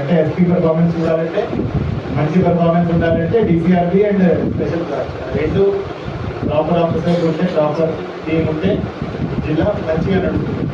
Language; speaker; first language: Telugu; native; Telugu